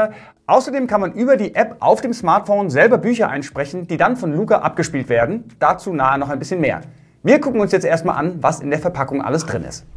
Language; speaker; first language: German; native; German